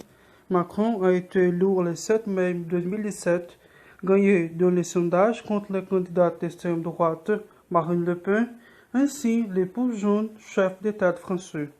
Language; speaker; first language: French; non-native, learner; Portuguese